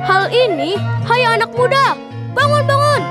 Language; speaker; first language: Indonesian; native; Indonesian